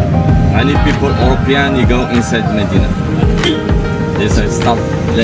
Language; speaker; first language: English; non-native, learner; Arabic